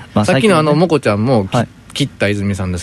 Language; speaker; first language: Japanese; native; Japanese